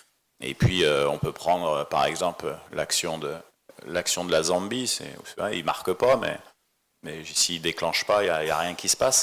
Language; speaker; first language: French; native; French